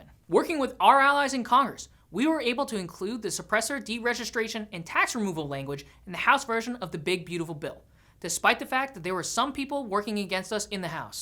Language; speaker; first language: English; native; English